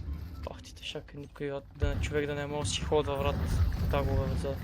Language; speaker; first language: Bulgarian; native; Bulgarian